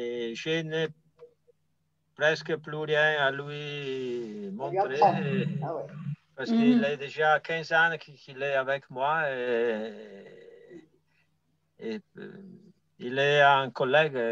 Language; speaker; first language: French; non-native, fluent; Italian